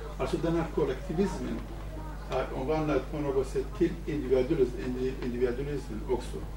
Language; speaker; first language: Swedish; non-native, fluent; Kurdish